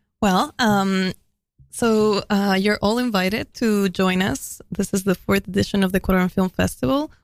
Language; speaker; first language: English; non-native, fluent; Spanish